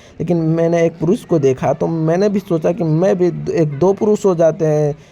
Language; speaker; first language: Hindi; native; Hindi